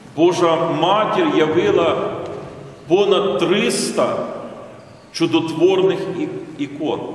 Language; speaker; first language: Ukrainian; native; Ukrainian